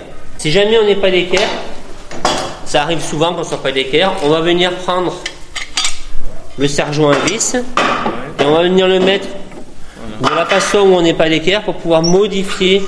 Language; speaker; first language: French; native; French